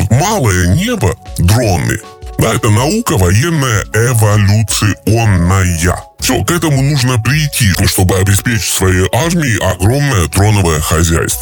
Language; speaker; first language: Russian; native; Russian